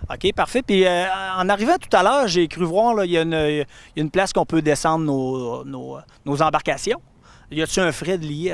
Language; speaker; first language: French; native; French